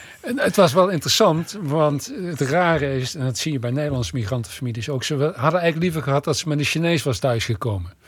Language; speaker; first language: Dutch; native; Dutch